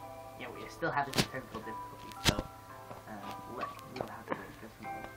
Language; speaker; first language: English; native; English